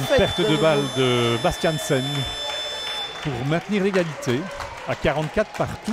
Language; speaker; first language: French; native; French